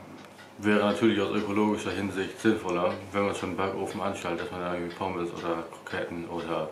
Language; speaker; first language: German; native; German